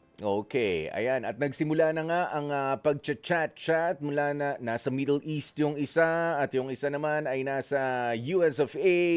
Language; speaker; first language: Filipino; native; Filipino